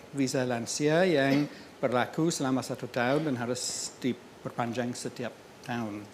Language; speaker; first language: Indonesian; non-native, fluent; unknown